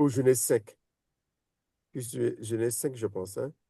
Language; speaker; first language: French; native; French